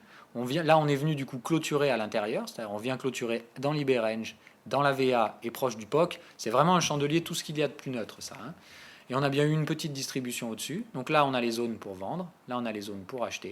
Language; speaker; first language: French; native; French